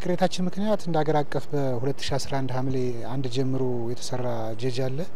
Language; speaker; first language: Amharic; native; Amharic